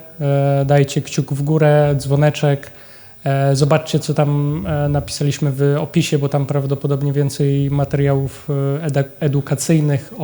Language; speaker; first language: Polish; native; Polish